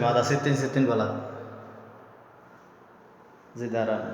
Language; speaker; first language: Arabic; non-native, learner; Bangla